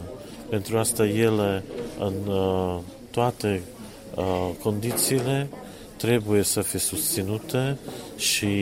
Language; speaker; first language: Romanian; non-native, fluent; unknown